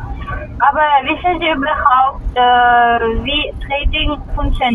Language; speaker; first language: German; non-native, learner; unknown